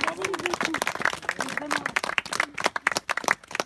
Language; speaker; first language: French; native; French